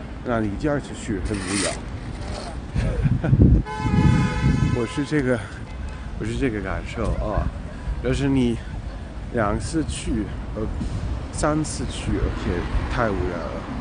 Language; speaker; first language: Chinese; non-native, fluent; English